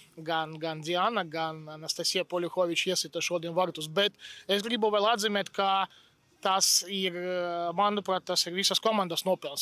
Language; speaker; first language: Latvian; non-native, local second language; Russian